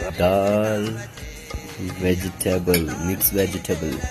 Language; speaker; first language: English; non-native, local second language; Ladakhi